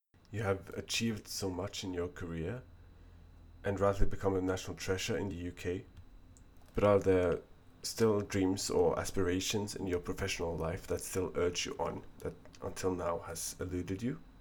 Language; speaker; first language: English; non-native, fluent; Norwegian